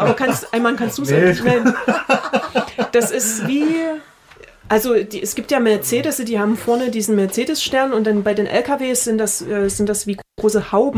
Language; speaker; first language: German; native; German